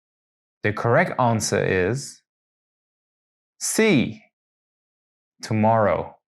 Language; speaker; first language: English; non-native, fluent; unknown